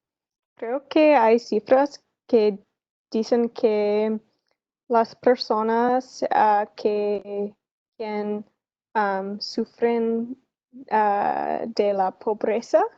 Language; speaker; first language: Spanish; non-native, learner; English